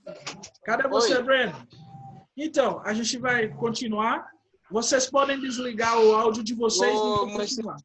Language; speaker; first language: Portuguese; non-native, fluent; Haitian Creole